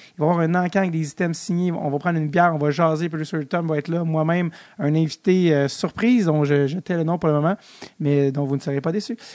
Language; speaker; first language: French; native; French